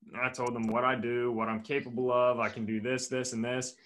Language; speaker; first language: English; native; English